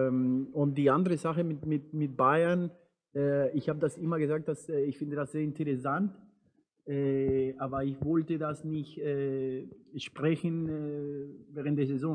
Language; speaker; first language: German; non-native, fluent; Spanish